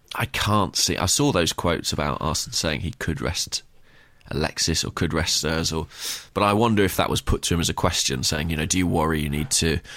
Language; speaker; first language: English; native; English